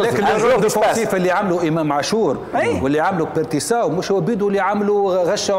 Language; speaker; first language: Arabic; native; Arabic